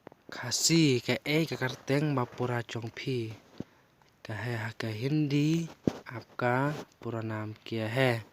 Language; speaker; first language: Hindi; non-native, local second language; Khasi